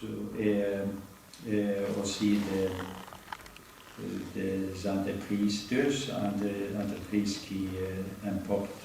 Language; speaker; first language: French; non-native, fluent; Norwegian